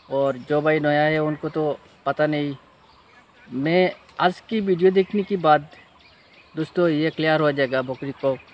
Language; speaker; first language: Hindi; non-native, local second language; Bangla